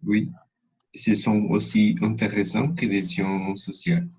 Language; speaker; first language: French; non-native, learner; Spanish